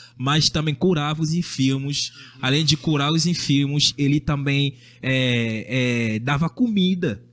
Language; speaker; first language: Portuguese; non-native, fluent; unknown